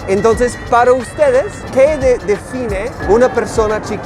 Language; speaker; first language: Spanish; non-native, fluent; English